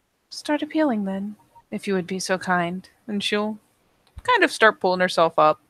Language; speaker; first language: English; native; English